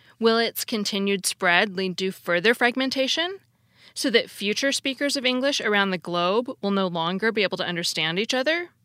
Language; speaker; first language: English; native; English